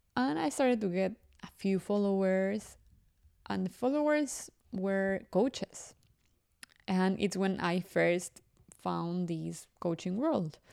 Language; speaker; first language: English; non-native, fluent; Spanish